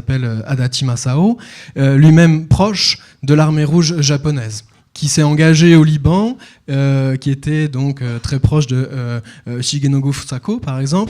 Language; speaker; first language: French; native; French